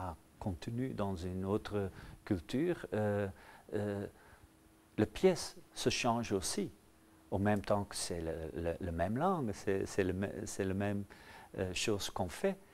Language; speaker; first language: French; non-native, local second language; Dutch